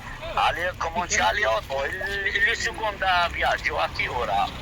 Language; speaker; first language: Italian; non-native, learner; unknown